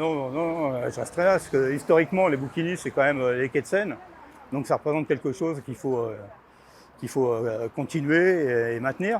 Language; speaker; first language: French; native; French